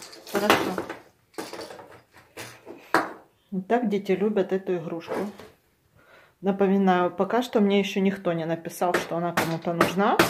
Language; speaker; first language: Russian; native; Russian